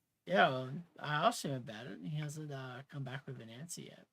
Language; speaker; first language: English; native; English